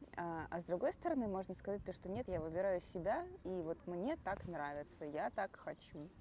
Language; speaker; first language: Russian; native; Russian